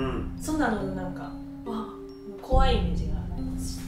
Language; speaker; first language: Korean; non-native, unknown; Japanese